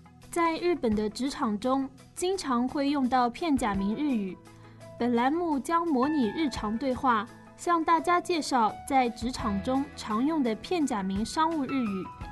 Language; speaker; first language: Chinese; native; Chinese